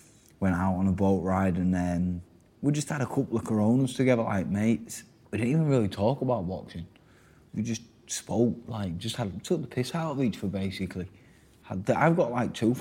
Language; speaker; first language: English; native; English